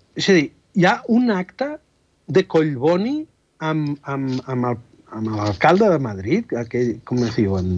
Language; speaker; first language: Catalan; non-native, fluent; Spanish